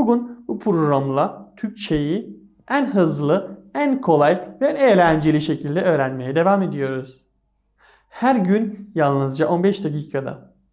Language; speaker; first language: Turkish; non-native, fluent; Persian